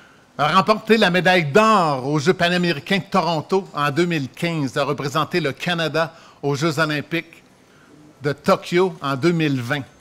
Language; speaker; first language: French; native; French